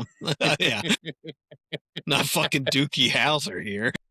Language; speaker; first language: English; native; English